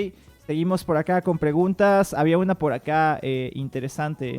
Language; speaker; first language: Spanish; native; Spanish